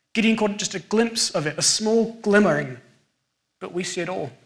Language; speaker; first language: English; native; English